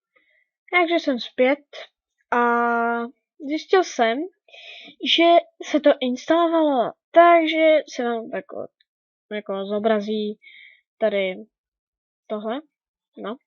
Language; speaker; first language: Czech; native; Czech